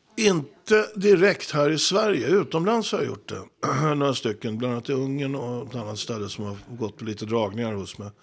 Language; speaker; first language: Swedish; native; Swedish